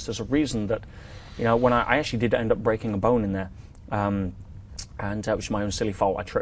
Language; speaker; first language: English; native; English